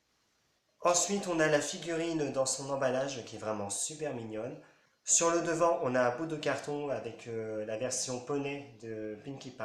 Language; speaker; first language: French; native; French